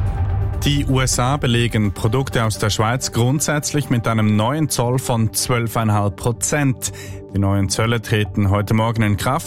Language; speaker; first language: German; native; German